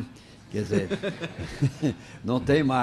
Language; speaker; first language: Portuguese; native; Portuguese